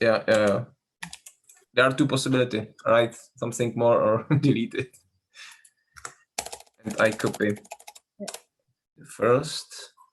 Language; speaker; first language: English; non-native, learner; Czech